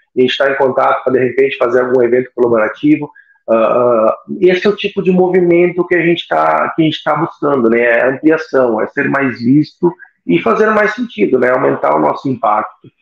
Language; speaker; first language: Portuguese; native; Portuguese